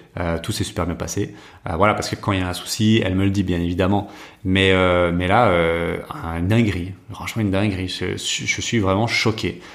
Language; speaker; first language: French; native; French